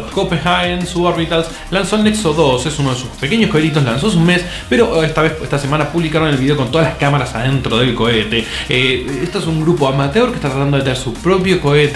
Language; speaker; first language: Spanish; native; Spanish